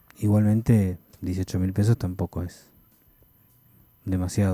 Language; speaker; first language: Spanish; native; Spanish